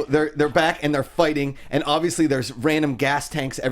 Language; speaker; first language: English; native; English